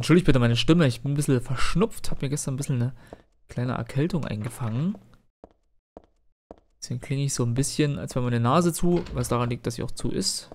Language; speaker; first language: German; native; German